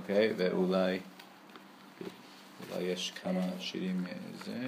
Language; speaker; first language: Hebrew; non-native, learner; English